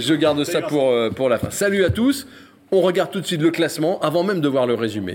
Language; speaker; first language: French; native; French